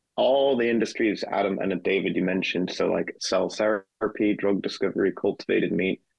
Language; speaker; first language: English; native; English